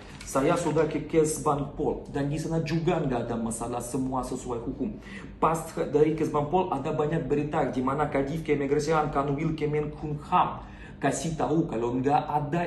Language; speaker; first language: Indonesian; non-native, learner; Russian